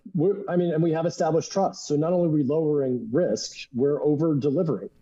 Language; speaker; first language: English; native; English